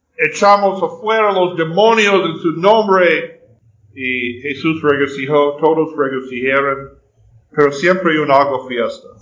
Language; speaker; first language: Spanish; non-native, fluent; English